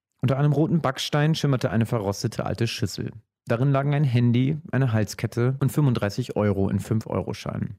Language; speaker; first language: German; native; German